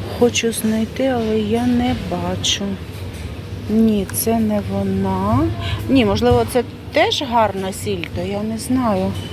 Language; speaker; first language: Ukrainian; native; Ukrainian